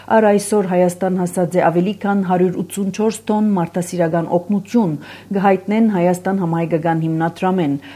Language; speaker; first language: Armenian; early bilingual, heritage; Armenian